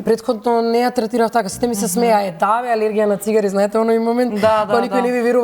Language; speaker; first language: Macedonian; native; Macedonian